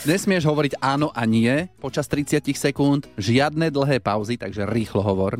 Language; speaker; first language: Slovak; native; Slovak